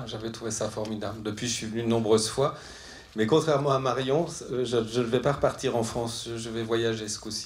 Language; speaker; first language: French; native; French